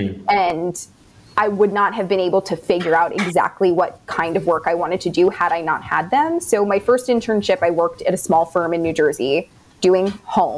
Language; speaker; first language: English; native; English